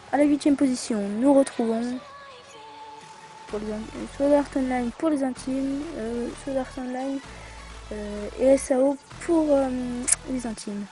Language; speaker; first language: French; native; French